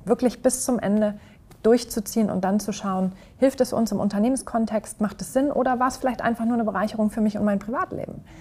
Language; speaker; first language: German; native; German